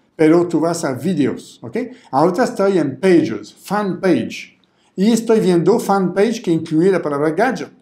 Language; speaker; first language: Spanish; non-native, fluent; French